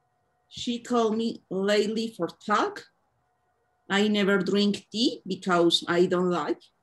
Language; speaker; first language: English; non-native, learner; Spanish